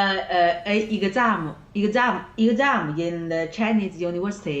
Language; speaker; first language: English; non-native, learner; Chinese